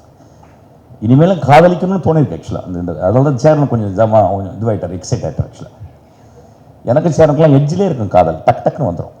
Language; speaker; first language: Tamil; native; Tamil